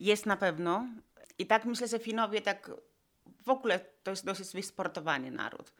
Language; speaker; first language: Polish; non-native, fluent; Finnish